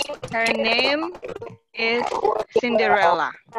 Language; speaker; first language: English; non-native, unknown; Indonesian